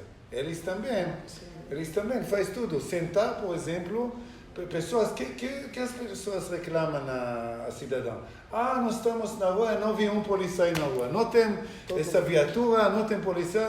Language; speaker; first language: Portuguese; non-native, learner; Hebrew